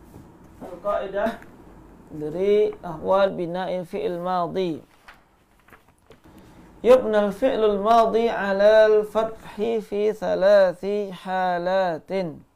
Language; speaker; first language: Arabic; non-native, fluent; Indonesian